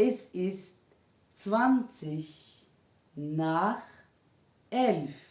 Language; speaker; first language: German; non-native, fluent; Turkish